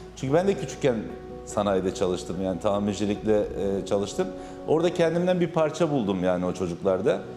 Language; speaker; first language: Turkish; native; Turkish